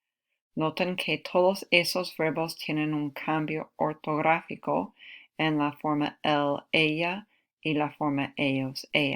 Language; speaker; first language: Spanish; non-native, fluent; English